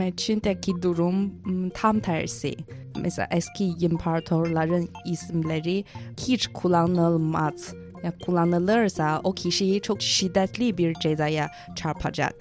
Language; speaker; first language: Turkish; non-native, fluent; Chinese